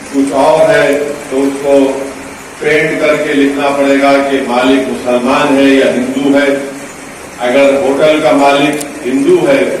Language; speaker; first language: Urdu; native; Urdu